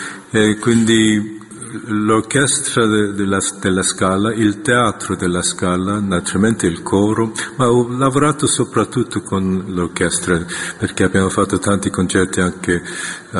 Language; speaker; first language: Italian; non-native, fluent; Korean